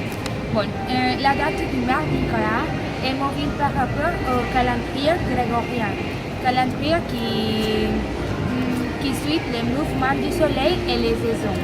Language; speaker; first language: French; non-native, learner; Spanish